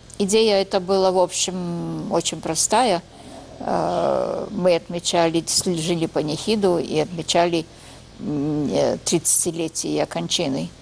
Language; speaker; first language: Russian; early bilingual, heritage; Russian